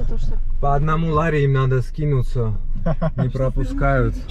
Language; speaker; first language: Russian; native; Russian